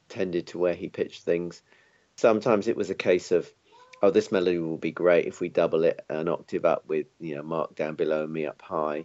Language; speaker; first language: English; native; English